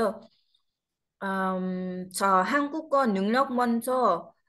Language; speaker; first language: Korean; non-native, learner; Vietnamese